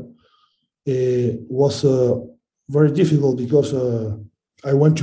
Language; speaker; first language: English; non-native, learner; Spanish